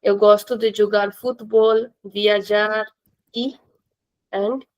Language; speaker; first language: Portuguese; non-native, fluent; Hindi